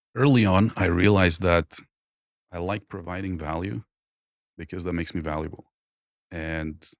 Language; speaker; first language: English; non-native, fluent; Croatian